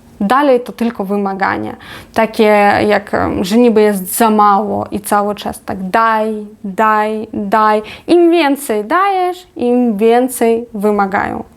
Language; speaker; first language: Polish; non-native, fluent; Ukrainian